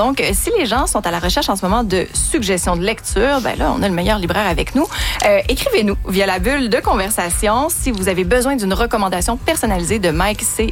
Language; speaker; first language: French; native; French